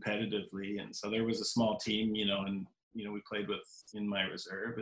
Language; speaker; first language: English; native; English